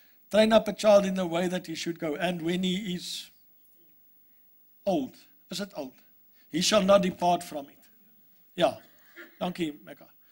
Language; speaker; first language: English; non-native, local second language; Afrikaans